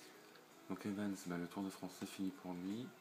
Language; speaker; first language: French; native; French